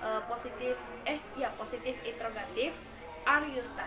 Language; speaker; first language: English; non-native, learner; Indonesian